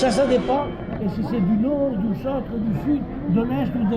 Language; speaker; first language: French; non-native, fluent; Spanish